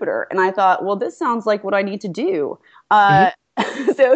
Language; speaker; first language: English; native; English